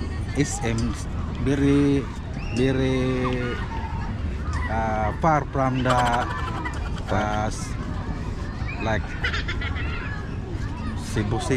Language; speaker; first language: English; non-native, learner; Cebuano